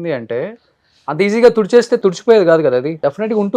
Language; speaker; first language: Telugu; native; Telugu